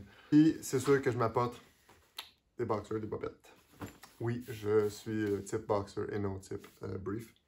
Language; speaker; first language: French; native; French